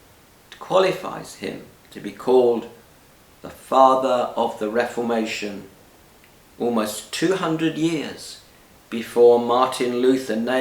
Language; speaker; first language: English; native; English